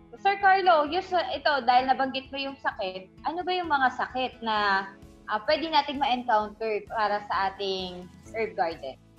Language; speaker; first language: Filipino; native; Filipino